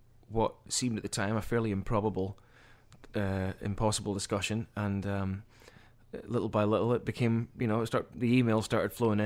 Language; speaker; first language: English; native; English